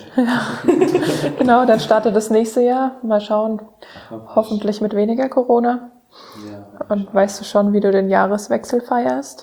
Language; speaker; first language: German; native; German